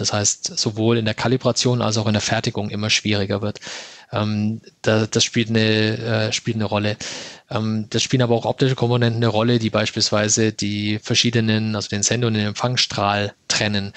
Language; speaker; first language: German; native; German